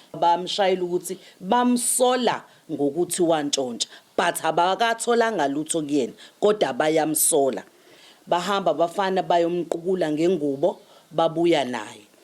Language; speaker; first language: Zulu; native; Zulu